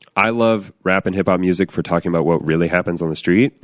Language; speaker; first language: English; native; English